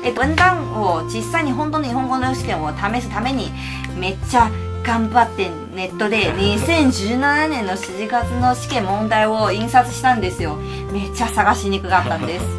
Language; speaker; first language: Japanese; non-native, fluent; Chinese